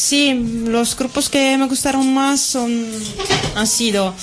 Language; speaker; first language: Spanish; non-native, learner; Italian